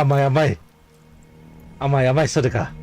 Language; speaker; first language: Japanese; native; Japanese